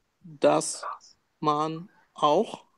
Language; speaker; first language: German; non-native, learner; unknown